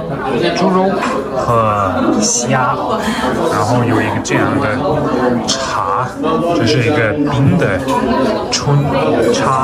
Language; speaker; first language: Chinese; non-native, fluent; German